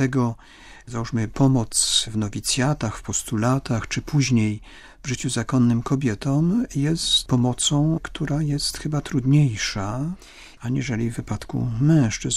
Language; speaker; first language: Polish; native; Polish